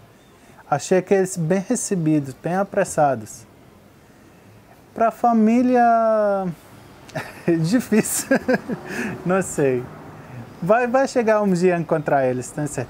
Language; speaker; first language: Portuguese; non-native, learner; Arabic